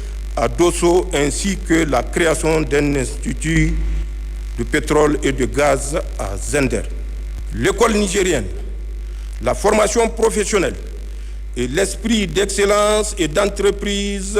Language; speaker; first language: French; non-native, local second language; Hausa